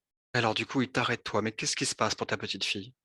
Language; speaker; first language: French; native; French